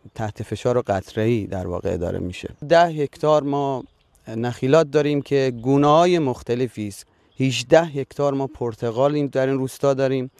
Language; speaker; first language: Persian; native; Persian